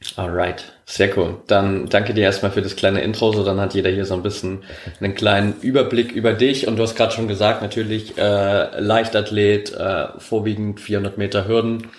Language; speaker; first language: German; native; German